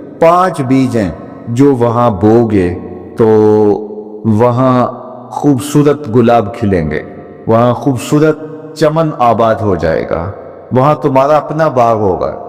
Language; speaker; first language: Urdu; non-native, local second language; Punjabi